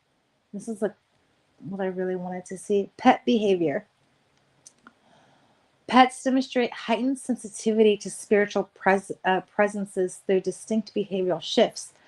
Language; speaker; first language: English; native; English